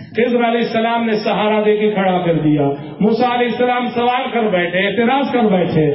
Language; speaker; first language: Urdu; native; Urdu